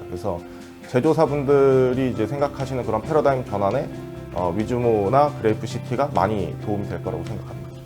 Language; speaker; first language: Korean; native; Korean